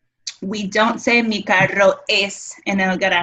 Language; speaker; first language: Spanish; non-native, fluent; English